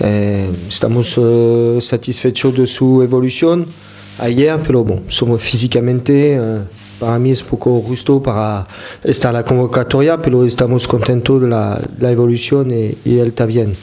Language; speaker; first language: Spanish; non-native, fluent; French